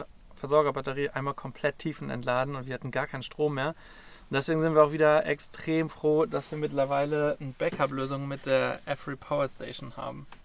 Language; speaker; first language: German; native; German